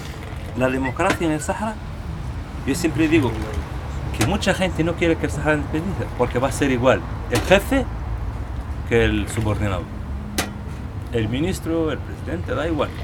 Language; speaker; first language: Spanish; non-native, local second language; Arabic